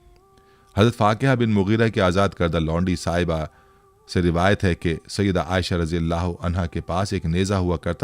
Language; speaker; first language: Urdu; native; Urdu